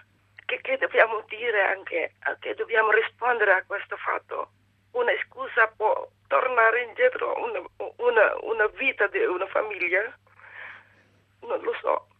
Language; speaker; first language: Italian; non-native, fluent; Filipino